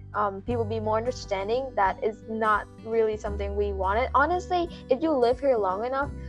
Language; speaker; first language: English; non-native, fluent; Vietnamese